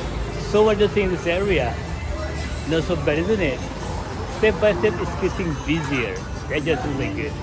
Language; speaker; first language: English; non-native, fluent; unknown